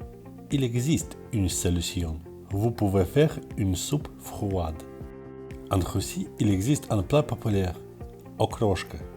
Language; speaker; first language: French; non-native, learner; Russian